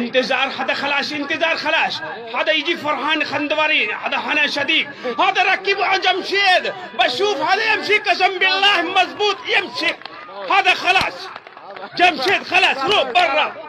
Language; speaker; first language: Arabic; non-native, learner; Hindi